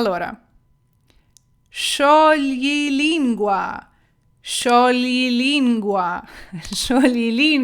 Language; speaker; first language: Italian; non-native, fluent; Ukrainian